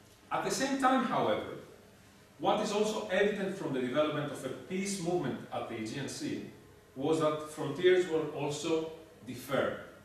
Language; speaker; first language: English; non-native, fluent; Greek